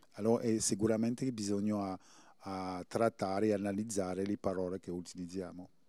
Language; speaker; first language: Italian; non-native, fluent; French